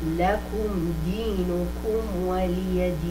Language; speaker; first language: Arabic; non-native, learner; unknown